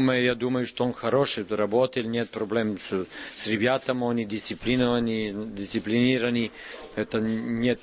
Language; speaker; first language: Russian; non-native, learner; Serbian